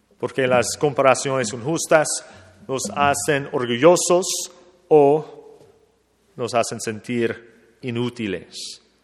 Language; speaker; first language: Spanish; non-native, fluent; English